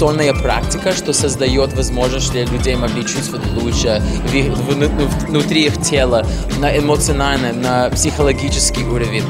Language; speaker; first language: Russian; non-native, fluent; English